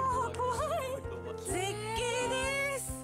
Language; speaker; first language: Japanese; native; Japanese